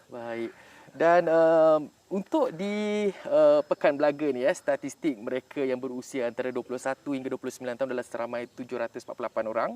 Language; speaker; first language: Malay; native; Malay